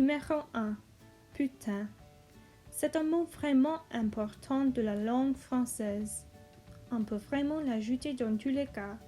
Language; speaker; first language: French; non-native, learner; English